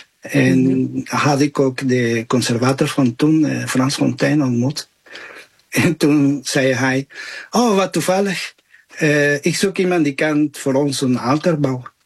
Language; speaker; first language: Dutch; non-native, fluent; Spanish